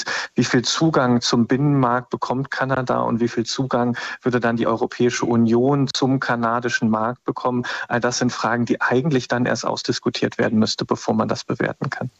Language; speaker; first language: German; native; German